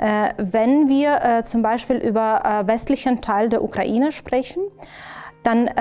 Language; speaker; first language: German; non-native, fluent; Ukrainian